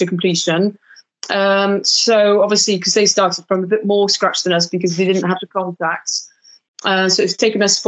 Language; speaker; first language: English; native; English